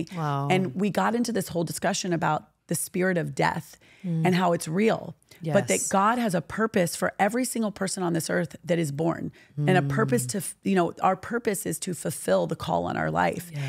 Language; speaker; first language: English; native; English